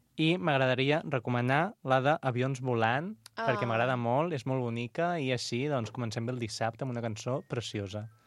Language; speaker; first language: Catalan; non-native, local second language; Spanish